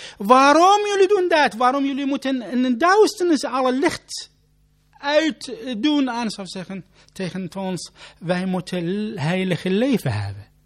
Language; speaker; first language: Dutch; non-native, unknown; Arabic